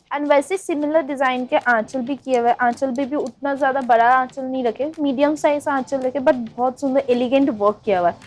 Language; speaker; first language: Hindi; non-native, local second language; Bangla